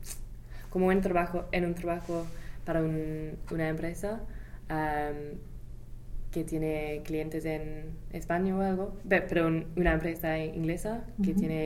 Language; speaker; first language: Spanish; non-native, fluent; English